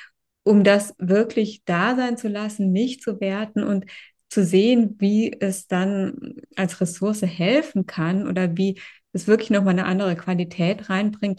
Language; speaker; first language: German; native; German